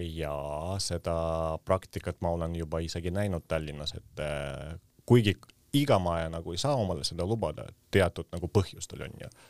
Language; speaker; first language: Estonian; non-native, local second language; Russian